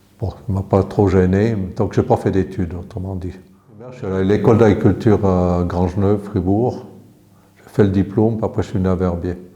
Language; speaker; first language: French; early bilingual, other home language; English